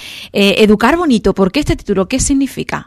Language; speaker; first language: Spanish; native; Spanish